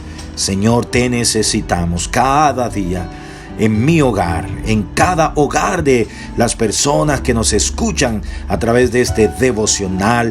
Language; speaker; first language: Spanish; native; Spanish